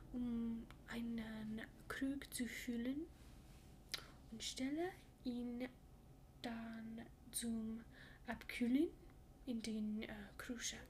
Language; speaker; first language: German; non-native, learner; English